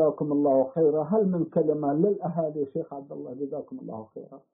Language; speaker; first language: Arabic; native; Arabic